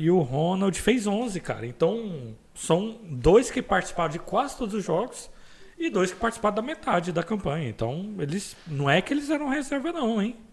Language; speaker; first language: Portuguese; native; Portuguese